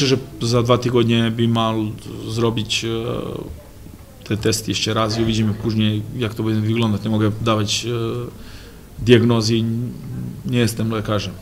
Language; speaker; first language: Polish; non-native, fluent; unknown